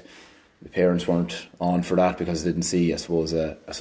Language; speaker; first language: English; native; English